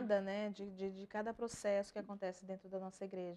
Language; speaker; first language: Portuguese; native; Portuguese